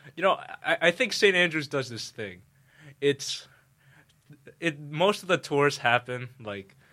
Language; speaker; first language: English; native; English